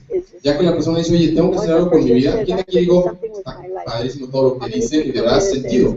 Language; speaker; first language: Spanish; native; Spanish